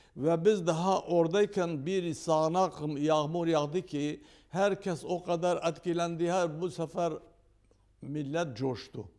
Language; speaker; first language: Turkish; non-native, local second language; Turoyo